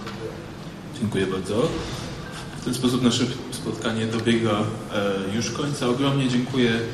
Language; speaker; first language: Polish; native; Polish